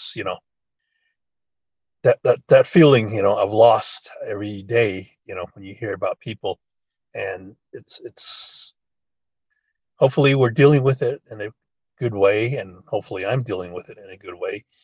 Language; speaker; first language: English; early bilingual, other home language; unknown